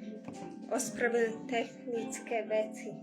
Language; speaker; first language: Slovak; non-native, local second language; Hungarian